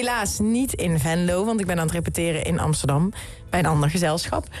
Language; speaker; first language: Dutch; native; Dutch